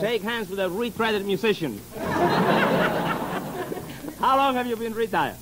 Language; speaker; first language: English; non-native, fluent; Spanish